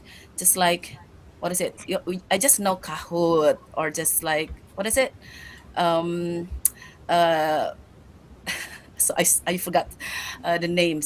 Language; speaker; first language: English; non-native, learner; Indonesian